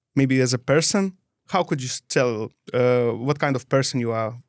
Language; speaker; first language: English; non-native, fluent; Lithuanian